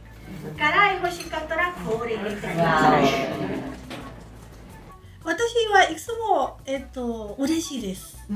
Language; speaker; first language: Japanese; non-native, learner; Spanish